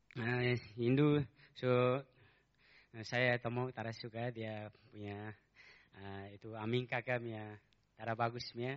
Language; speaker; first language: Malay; non-native, learner; Nepali